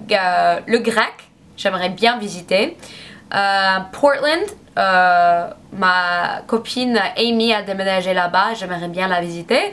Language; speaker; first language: French; non-native, learner; English